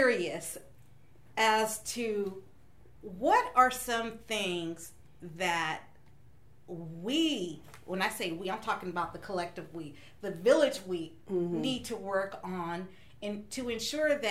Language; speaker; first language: English; native; English